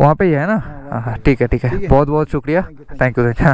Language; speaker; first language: Hindi; non-native, local second language; Bangla